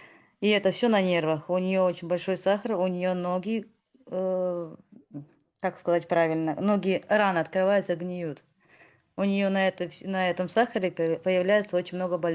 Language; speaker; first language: Russian; native; Russian